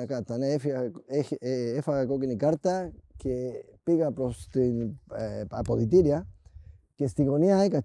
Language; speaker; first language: Greek; non-native, fluent; Spanish